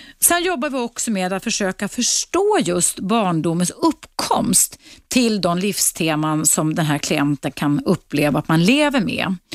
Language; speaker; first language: Swedish; native; Swedish